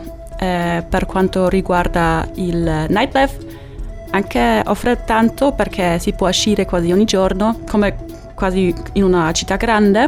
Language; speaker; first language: Italian; non-native, fluent; German